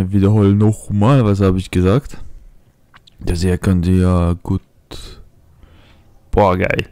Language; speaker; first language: German; non-native, fluent; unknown